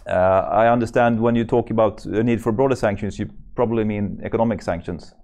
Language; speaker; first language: English; non-native, fluent; Swedish